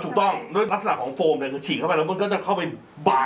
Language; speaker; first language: Thai; native; Thai